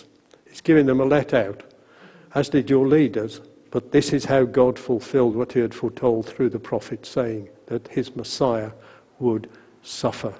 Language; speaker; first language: English; native; English